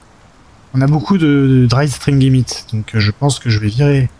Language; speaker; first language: French; native; French